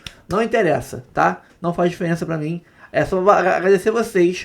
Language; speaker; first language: Portuguese; native; Portuguese